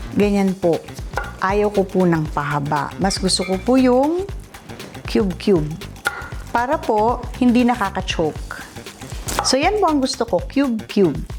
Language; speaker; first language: Filipino; non-native, local second language; Iloko